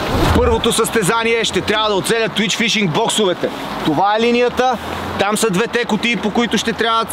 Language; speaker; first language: Bulgarian; native; Bulgarian